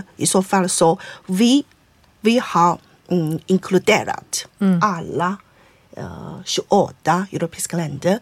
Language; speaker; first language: Swedish; non-native, fluent; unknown